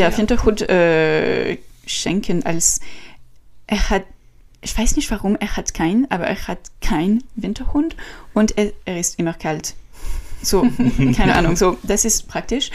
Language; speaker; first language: German; non-native, learner; French